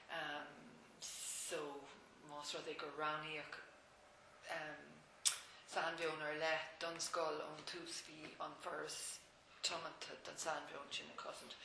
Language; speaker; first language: Irish; non-native, local second language; English